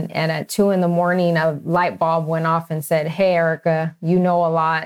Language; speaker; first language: English; native; English